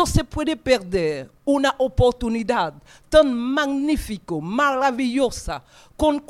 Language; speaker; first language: Spanish; non-native, fluent; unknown